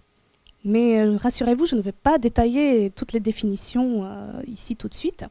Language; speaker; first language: French; non-native, fluent; Romanian